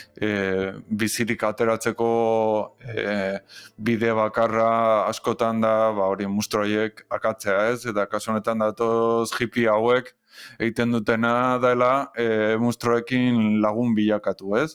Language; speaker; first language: Basque; native; Basque